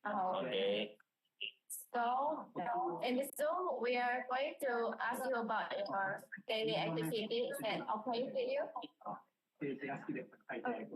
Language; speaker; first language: English; non-native, learner; Indonesian